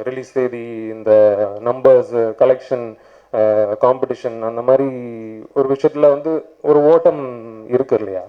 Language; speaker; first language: Tamil; native; Tamil